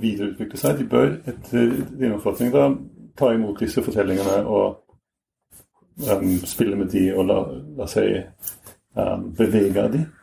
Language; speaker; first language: Norwegian; non-native, fluent; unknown